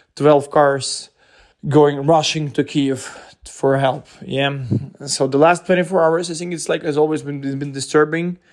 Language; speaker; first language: English; non-native, fluent; Ukrainian